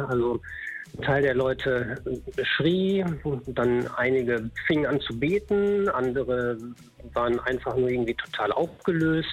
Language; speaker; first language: German; native; German